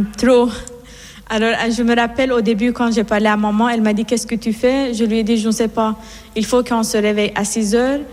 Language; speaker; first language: French; non-native, fluent; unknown